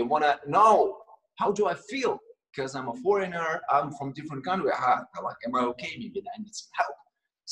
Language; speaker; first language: English; non-native, fluent; Russian